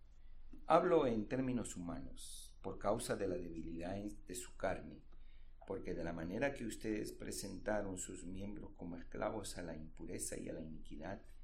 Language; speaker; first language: Spanish; native; Spanish